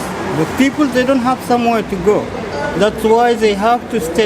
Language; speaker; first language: English; non-native, fluent; Arabic